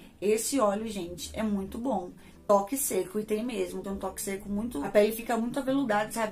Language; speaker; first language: Portuguese; native; Portuguese